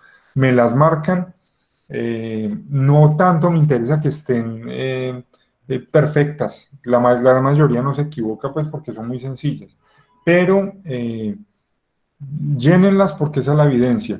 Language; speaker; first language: Spanish; native; Spanish